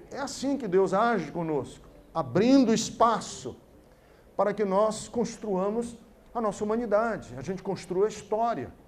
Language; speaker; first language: Portuguese; native; Portuguese